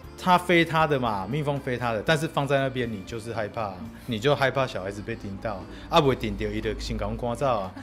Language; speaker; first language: Chinese; native; Chinese